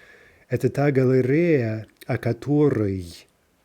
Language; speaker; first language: Russian; non-native, fluent; English